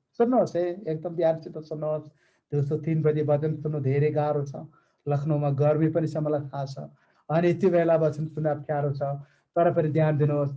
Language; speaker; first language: Nepali; non-native, fluent; Malayalam